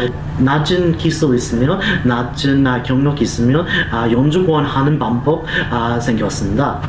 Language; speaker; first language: Korean; non-native, learner; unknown